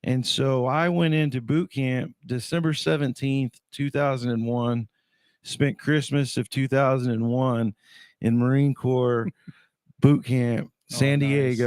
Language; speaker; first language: English; native; English